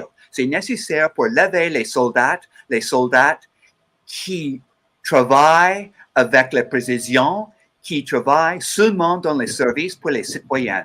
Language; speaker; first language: French; non-native, learner; English